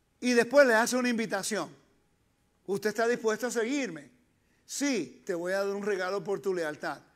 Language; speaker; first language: Spanish; early bilingual, heritage; Spanish